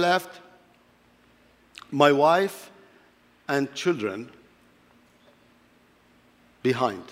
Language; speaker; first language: English; non-native, fluent; Arabic